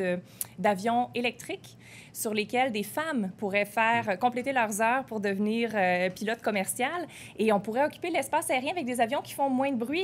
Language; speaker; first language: French; native; French